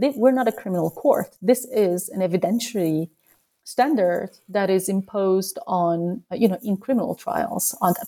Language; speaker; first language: English; non-native, fluent; Turkish